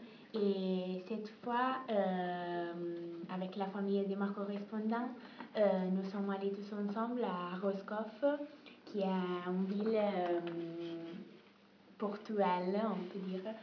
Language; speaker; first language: French; non-native, learner; Italian